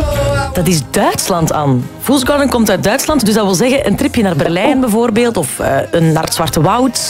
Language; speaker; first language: Dutch; native; Dutch